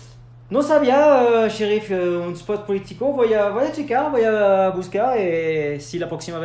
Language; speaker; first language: Spanish; non-native, fluent; French